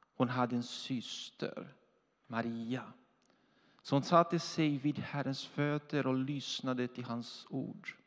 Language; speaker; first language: Swedish; non-native, fluent; Portuguese